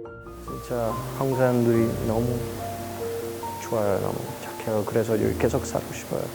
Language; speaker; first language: Korean; non-native, learner; Spanish